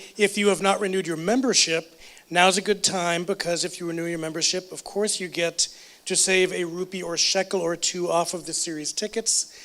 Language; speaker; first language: English; native; English